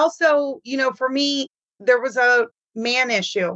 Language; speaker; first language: English; native; English